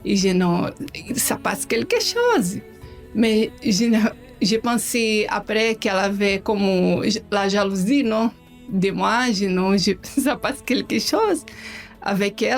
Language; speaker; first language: French; non-native, learner; Portuguese